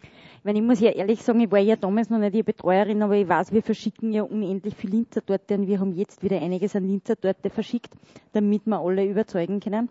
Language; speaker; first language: German; native; German